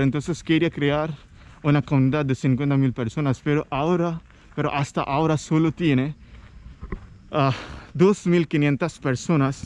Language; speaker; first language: Spanish; non-native, fluent; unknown